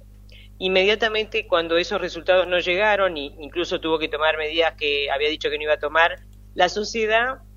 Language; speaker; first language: Spanish; native; Spanish